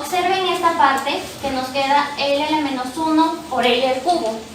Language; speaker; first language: Spanish; native; Spanish